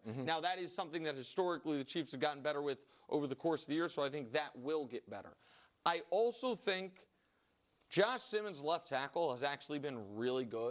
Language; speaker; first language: English; native; English